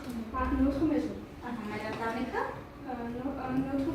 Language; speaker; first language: French; non-native, learner; Armenian